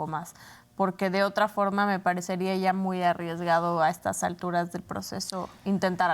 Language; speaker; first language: Spanish; native; Spanish